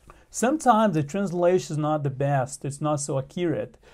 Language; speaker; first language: English; non-native, fluent; Portuguese